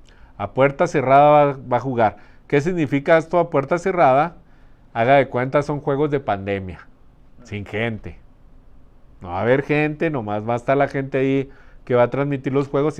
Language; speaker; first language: Spanish; native; Spanish